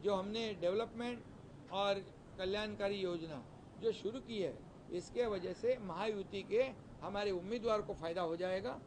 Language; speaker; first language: Hindi; non-native, local second language; Marathi